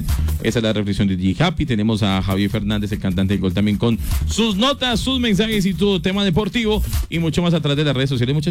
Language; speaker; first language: Spanish; native; Spanish